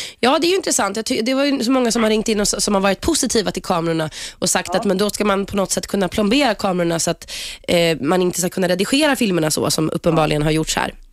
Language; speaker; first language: Swedish; native; Swedish